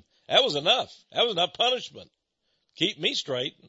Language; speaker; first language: English; native; English